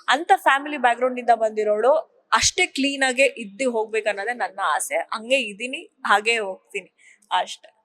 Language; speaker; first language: Kannada; native; Kannada